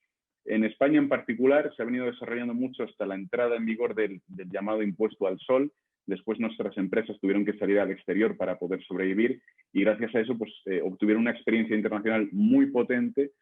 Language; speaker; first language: Spanish; native; Spanish